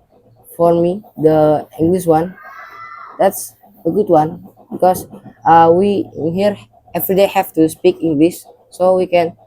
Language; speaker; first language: English; non-native, learner; Indonesian